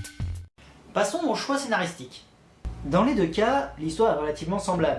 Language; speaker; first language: French; native; French